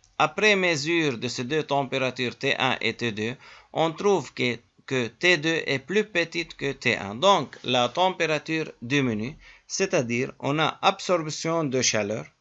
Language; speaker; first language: French; native; French